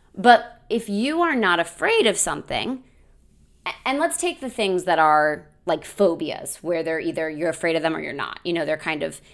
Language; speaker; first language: English; native; English